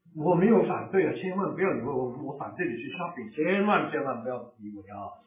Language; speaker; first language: Chinese; non-native, local second language; Cantonese